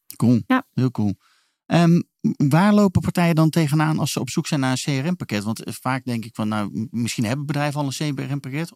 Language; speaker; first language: Dutch; native; Dutch